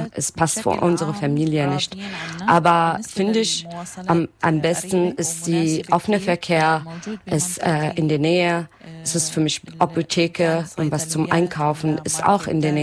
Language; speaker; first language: German; non-native, learner; Arabic